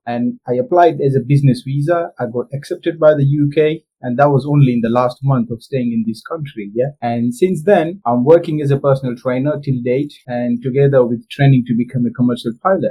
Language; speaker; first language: English; non-native, local second language; Gujarati